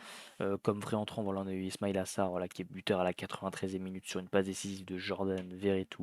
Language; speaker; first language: French; native; French